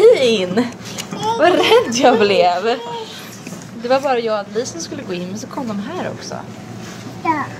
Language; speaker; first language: Swedish; native; Swedish